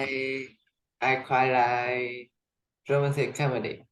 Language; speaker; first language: English; non-native, learner; Vietnamese